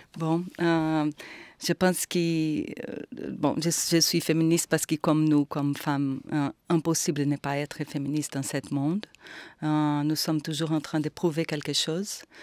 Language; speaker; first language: French; non-native, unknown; Portuguese